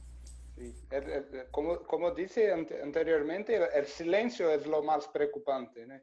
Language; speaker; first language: Spanish; non-native, learner; Portuguese